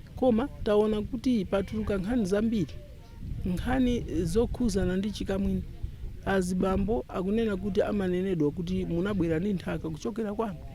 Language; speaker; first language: Nyanja; native; Nyanja